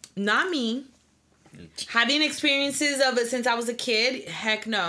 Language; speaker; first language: English; early bilingual, other home language; Spanish